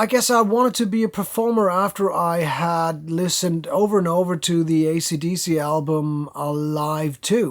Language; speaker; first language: English; non-native, fluent; German